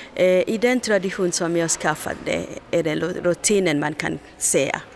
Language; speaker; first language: Swedish; non-native, learner; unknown